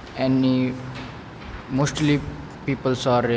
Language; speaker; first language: English; non-native, learner; Haryanvi